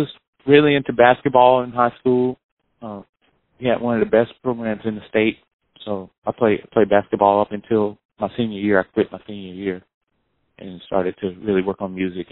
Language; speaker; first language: English; native; English